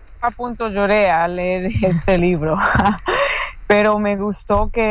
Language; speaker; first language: Spanish; non-native, fluent; English